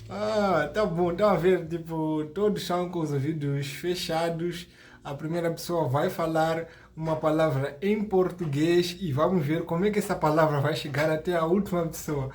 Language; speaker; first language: Portuguese; native; Portuguese